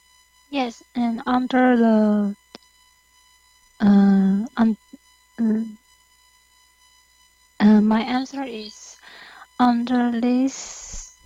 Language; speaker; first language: English; non-native, learner; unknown